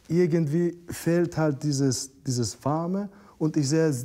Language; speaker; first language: German; non-native, fluent; Russian